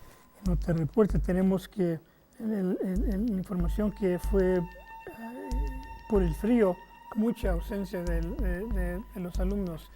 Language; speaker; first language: Spanish; non-native, fluent; English